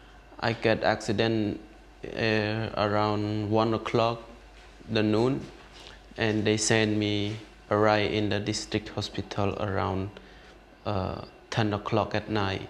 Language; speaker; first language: English; non-native, learner; Khmer